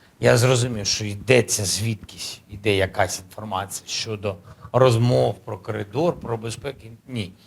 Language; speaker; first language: Ukrainian; native; Ukrainian